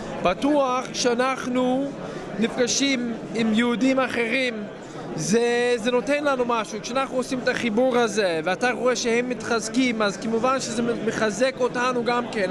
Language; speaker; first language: Hebrew; non-native, fluent; English